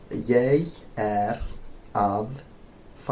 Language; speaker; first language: Icelandic; non-native, learner; English